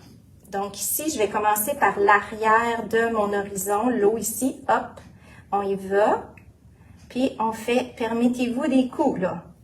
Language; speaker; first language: French; native; French